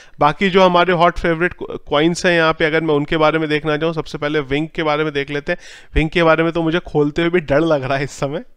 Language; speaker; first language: Hindi; native; Hindi